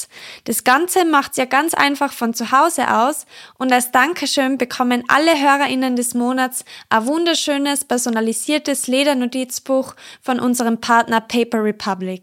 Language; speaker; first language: German; native; German